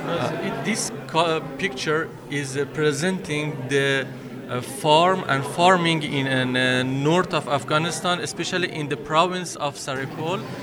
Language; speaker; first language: English; non-native, fluent; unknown